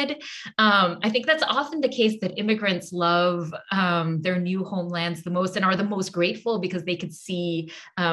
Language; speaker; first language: English; native; English